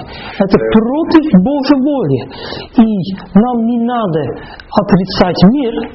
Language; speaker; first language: Russian; non-native, fluent; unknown